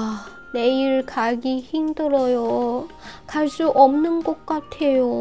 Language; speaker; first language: Korean; non-native, fluent; Chinese